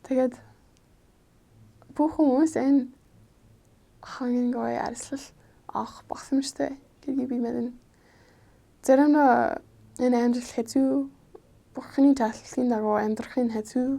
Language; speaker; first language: Mongolian; non-native, fluent; English